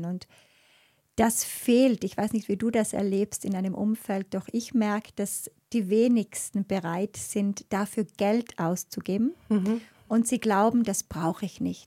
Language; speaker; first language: German; native; German